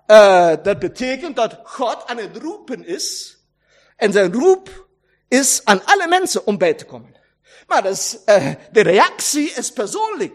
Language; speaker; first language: Dutch; non-native, learner; German